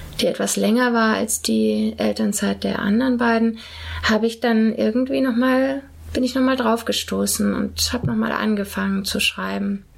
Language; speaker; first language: German; native; German